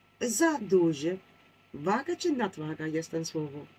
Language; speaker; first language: Polish; non-native, learner; Dutch